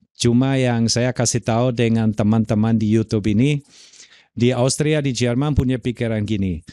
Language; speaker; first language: Indonesian; non-native, fluent; German